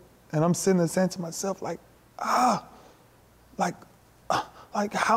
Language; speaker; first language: English; native; English